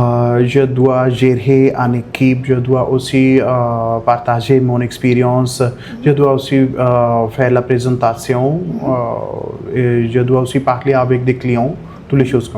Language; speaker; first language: French; non-native, fluent; Hindi